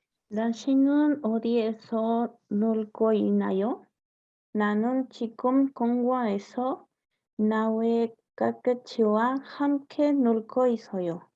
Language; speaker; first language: Korean; non-native, learner; Spanish